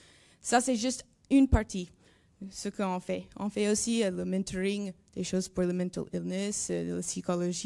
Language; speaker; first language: French; non-native, learner; English